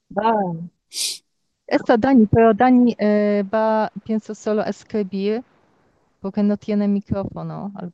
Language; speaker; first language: Spanish; non-native, learner; Polish